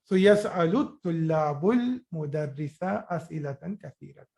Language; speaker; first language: Arabic; non-native, fluent; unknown